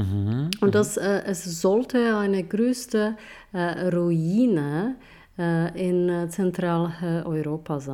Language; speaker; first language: German; non-native, fluent; Czech